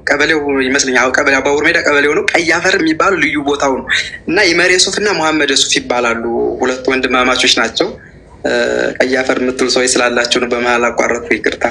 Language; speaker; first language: Amharic; native; Amharic